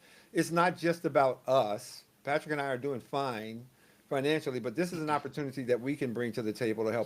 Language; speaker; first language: English; native; English